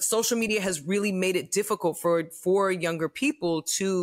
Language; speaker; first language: English; native; English